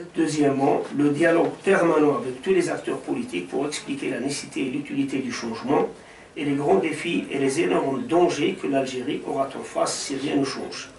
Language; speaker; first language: French; non-native, local second language; Arabic